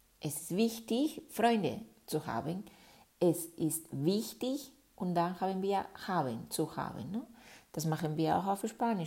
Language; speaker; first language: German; non-native, fluent; Spanish